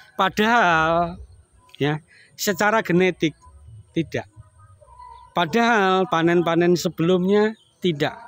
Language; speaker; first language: Indonesian; native; Indonesian